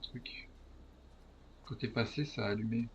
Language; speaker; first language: French; native; French